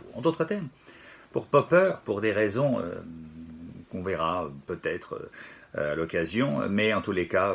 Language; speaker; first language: French; native; French